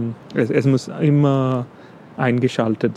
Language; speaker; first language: German; non-native, fluent; English